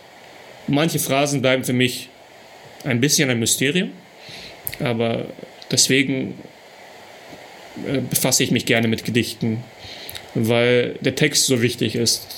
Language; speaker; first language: German; early bilingual, other home language; Russian